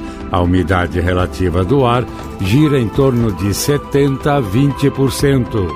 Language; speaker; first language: Portuguese; native; Portuguese